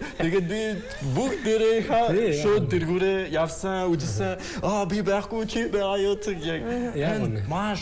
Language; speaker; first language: Mongolian; non-native, learner; French